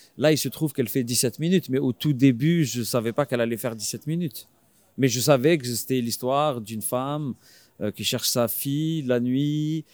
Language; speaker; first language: French; non-native, local second language; Arabic